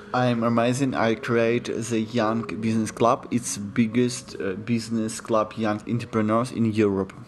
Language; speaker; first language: English; non-native, learner; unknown